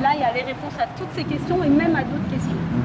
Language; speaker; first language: French; native; French